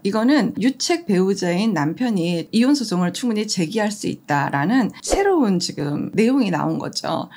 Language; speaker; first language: Korean; native; Korean